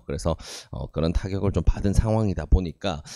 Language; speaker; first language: Korean; native; Korean